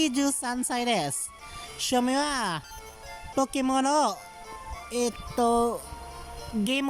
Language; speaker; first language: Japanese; non-native, learner; English